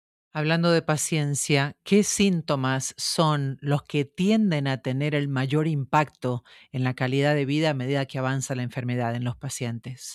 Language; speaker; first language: Spanish; native; Spanish